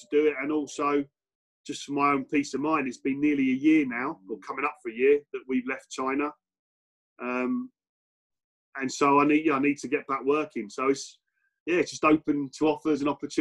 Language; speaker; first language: English; native; English